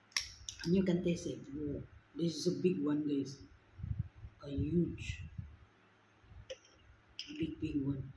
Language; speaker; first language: English; non-native, local second language; Filipino